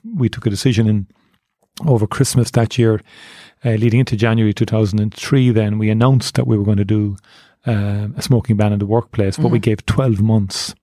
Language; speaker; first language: English; native; English